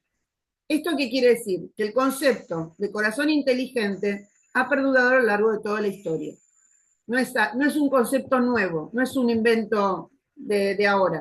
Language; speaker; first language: Spanish; native; Spanish